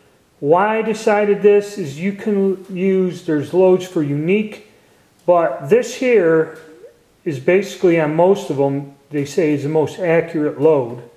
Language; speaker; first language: English; native; English